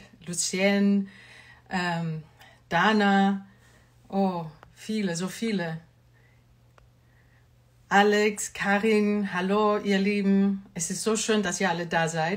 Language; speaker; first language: German; non-native, fluent; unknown